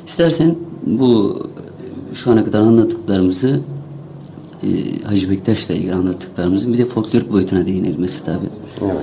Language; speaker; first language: Turkish; native; Turkish